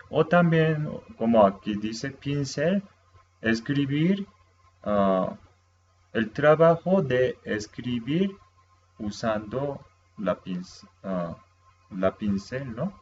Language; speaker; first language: Spanish; non-native, fluent; Korean